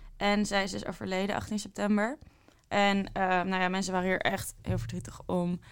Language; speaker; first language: Dutch; native; Dutch